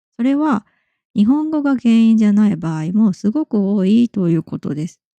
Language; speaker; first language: Japanese; native; Japanese